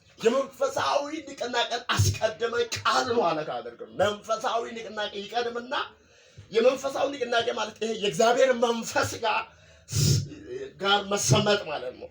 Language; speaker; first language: Amharic; non-native, local second language; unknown